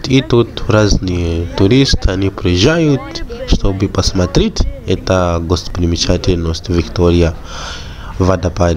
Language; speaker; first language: Russian; non-native, fluent; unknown